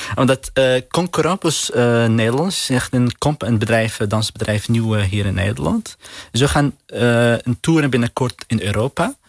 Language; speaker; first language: Dutch; non-native, learner; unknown